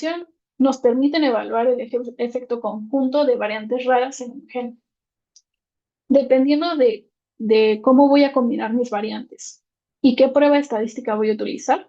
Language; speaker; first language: Spanish; native; Spanish